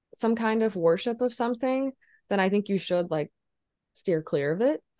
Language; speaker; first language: English; native; English